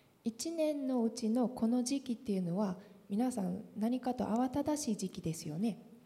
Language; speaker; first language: Japanese; native; Japanese